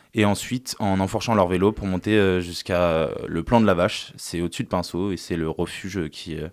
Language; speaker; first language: French; native; French